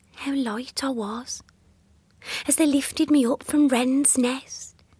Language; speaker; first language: English; native; English